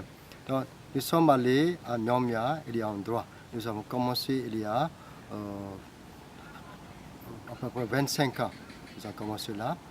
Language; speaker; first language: French; non-native, fluent; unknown